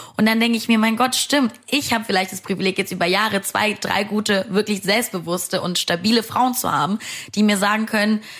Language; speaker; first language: German; early bilingual, other home language; Romanian